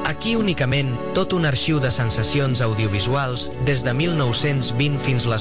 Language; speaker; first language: Catalan; native; Catalan